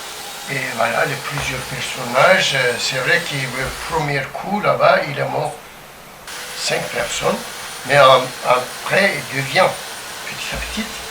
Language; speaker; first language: French; non-native, fluent; Turkish